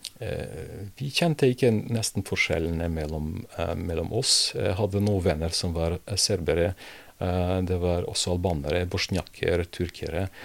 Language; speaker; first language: Norwegian; non-native, fluent; Serbian